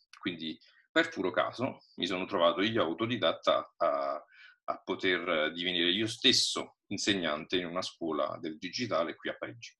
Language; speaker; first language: Italian; native; Italian